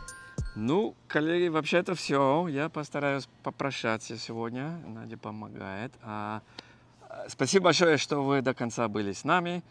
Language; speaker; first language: Russian; non-native, learner; English